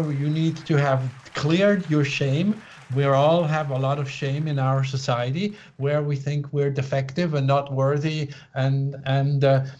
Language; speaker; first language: English; non-native, fluent; Swiss German